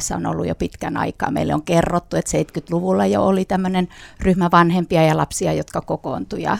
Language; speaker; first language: Finnish; non-native, local second language; Swedish